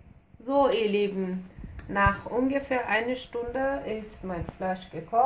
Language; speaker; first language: German; non-native, fluent; Persian